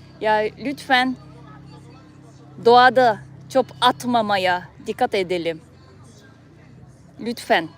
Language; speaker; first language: Turkish; non-native, fluent; Japanese